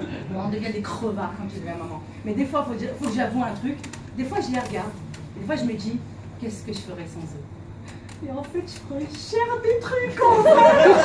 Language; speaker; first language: French; native; French